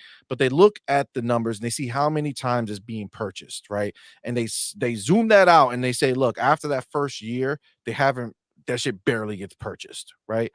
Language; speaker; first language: English; native; English